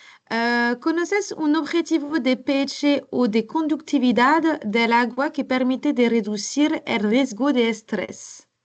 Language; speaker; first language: Spanish; non-native, learner; French